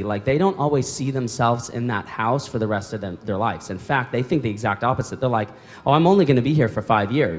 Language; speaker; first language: English; native; English